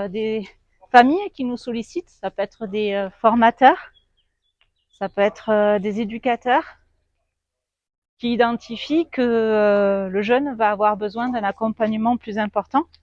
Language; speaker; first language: French; native; French